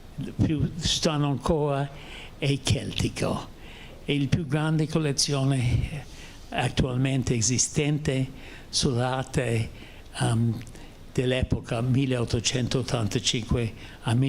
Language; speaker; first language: Italian; non-native, fluent; English